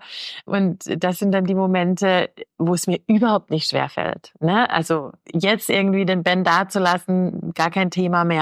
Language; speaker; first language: German; native; German